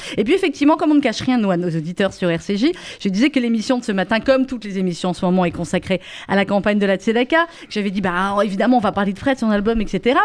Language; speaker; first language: French; native; French